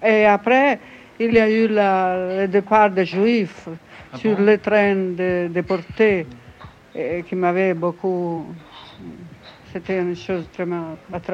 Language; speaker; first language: French; non-native, fluent; Italian